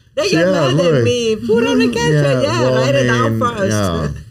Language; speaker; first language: English; non-native, fluent; Italian